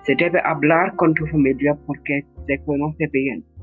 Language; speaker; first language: Spanish; non-native, learner; English